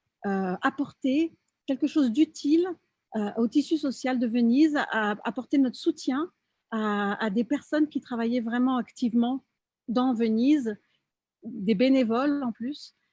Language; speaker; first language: French; native; French